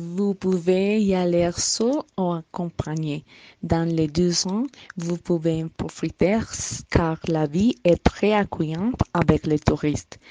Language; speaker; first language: French; non-native, learner; Spanish